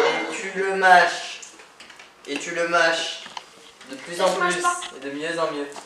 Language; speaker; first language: French; native; French